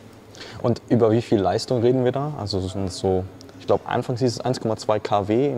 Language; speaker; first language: German; native; German